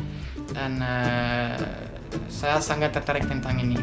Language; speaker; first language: Indonesian; non-native, fluent; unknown